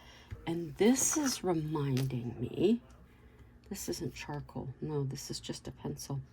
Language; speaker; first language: English; native; English